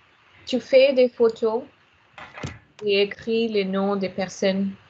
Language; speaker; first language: French; non-native, learner; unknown